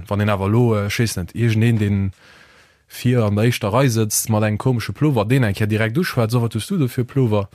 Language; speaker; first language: Luxembourgish; early bilingual, other home language; Portuguese